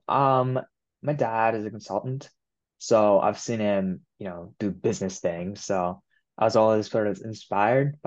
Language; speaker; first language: English; non-native, fluent; Japanese